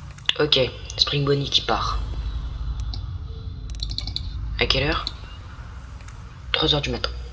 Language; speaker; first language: French; native; French